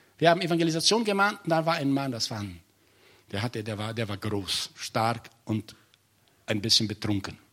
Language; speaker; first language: German; non-native, fluent; Portuguese